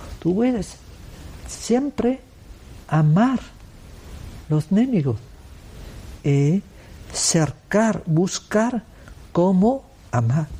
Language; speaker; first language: Spanish; non-native, learner; Vietnamese